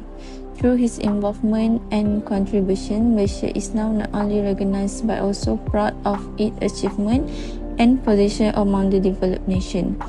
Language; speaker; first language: English; non-native, local second language; Malay